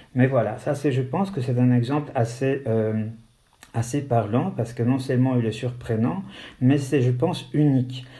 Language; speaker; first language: French; non-native, fluent; Polish